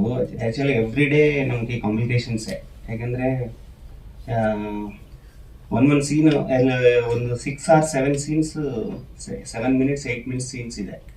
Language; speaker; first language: Kannada; non-native, learner; Telugu